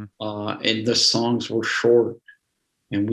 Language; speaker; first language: English; native; English